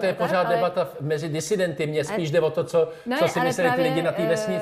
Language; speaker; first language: Czech; native; Czech